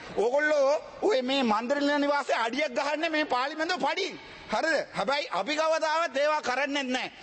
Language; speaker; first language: Sinhala; non-native, local second language; Tamil